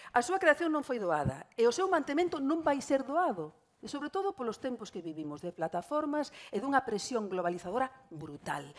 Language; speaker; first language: Galician; non-native, local second language; Spanish